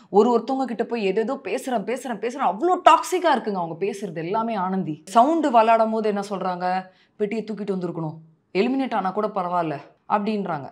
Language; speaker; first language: Tamil; native; Tamil